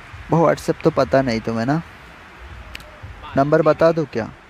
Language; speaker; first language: Hindi; non-native, local second language; Bangla